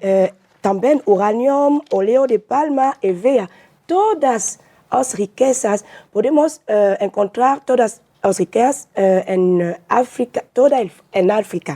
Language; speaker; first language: Portuguese; non-native, learner; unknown